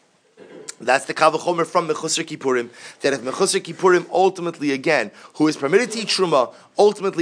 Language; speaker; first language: English; native; English